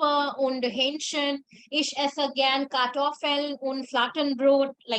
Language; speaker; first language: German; non-native, fluent; Hindi